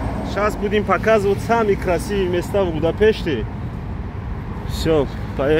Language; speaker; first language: Russian; non-native, local second language; Tajik